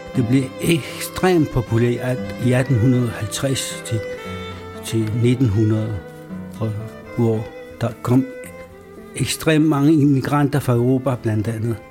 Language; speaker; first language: Danish; non-native, fluent; Spanish